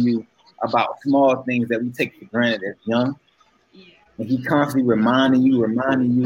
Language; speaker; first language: English; native; English